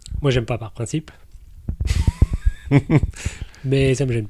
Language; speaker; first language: French; native; French